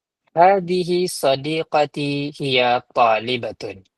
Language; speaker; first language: Arabic; non-native, fluent; Malay